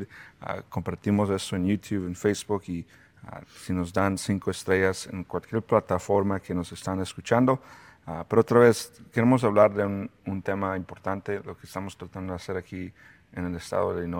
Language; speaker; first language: Spanish; early bilingual, heritage; Spanish